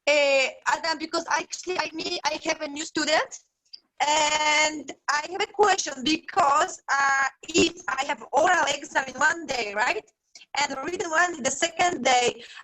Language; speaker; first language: English; non-native, fluent; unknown